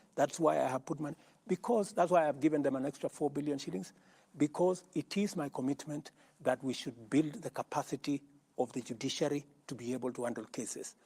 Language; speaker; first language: English; non-native, local second language; Kalenjin